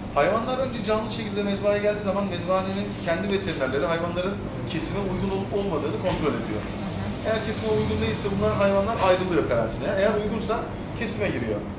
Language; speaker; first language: Turkish; native; Turkish